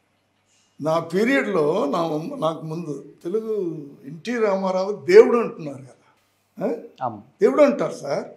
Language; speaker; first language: Telugu; non-native, learner; Tamil